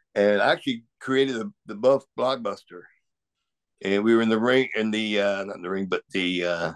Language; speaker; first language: English; native; English